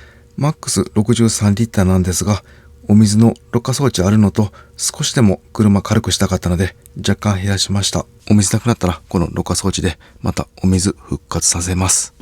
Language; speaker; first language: Japanese; native; Japanese